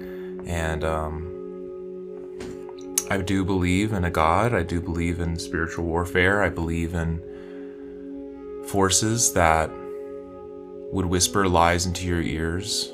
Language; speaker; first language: English; native; English